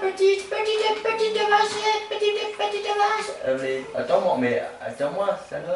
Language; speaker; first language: French; native; French